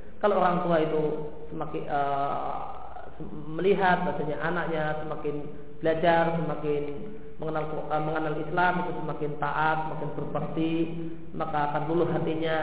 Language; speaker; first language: Indonesian; native; Indonesian